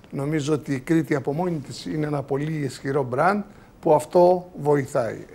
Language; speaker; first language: Greek; native; Greek